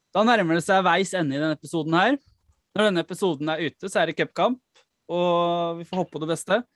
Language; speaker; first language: Norwegian; native; Norwegian